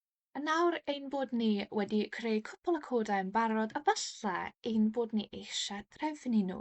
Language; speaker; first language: Welsh; non-native, fluent; English